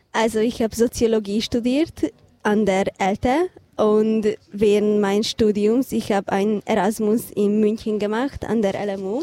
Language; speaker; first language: German; non-native, fluent; Hungarian